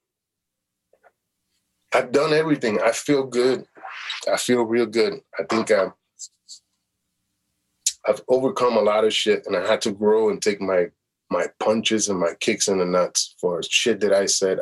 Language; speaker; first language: English; native; English